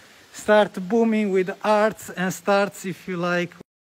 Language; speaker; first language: English; non-native, fluent; Italian